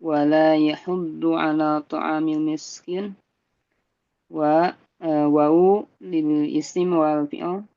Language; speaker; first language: Arabic; non-native, learner; Indonesian